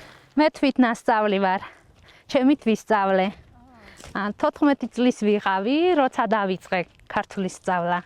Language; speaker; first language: Georgian; non-native, local second language; Armenian